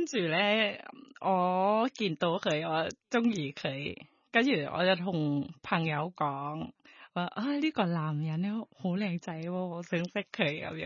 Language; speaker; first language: Cantonese; non-native, learner; Thai